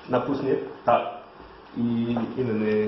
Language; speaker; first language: Polish; non-native, learner; English